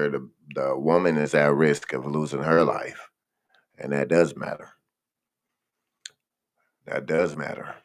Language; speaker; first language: English; native; English